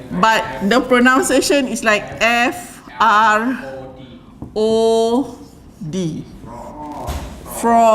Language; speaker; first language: English; non-native, local second language; Malay